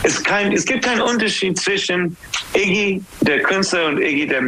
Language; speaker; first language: German; non-native, learner; English